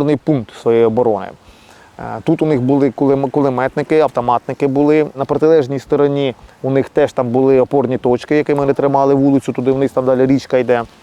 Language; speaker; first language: Ukrainian; native; Ukrainian